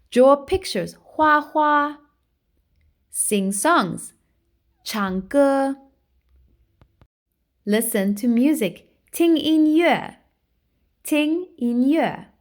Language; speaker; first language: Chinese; non-native, fluent; English